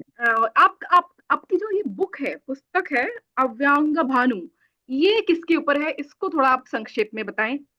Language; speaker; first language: Hindi; non-native, local second language; Bangla